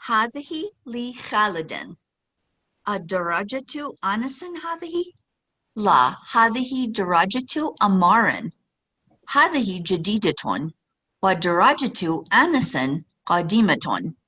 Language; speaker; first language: Arabic; non-native, fluent; English